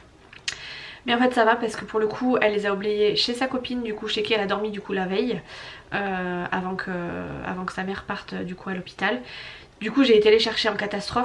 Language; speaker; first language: French; native; French